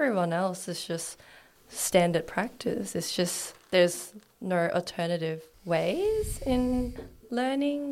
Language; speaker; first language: English; non-native, local second language; Cantonese